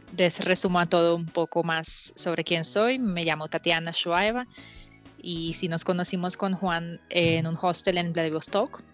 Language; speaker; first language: Spanish; non-native, fluent; Russian